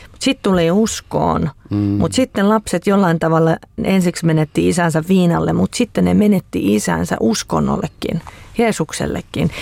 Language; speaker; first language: Finnish; native; Finnish